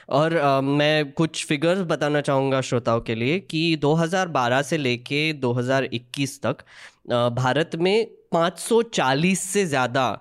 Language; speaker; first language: Hindi; non-native, local second language; Marathi